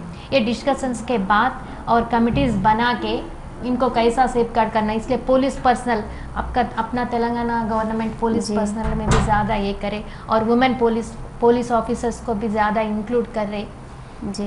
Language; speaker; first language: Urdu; non-native, local second language; Telugu